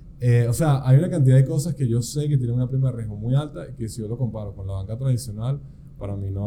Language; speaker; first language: Spanish; native; Spanish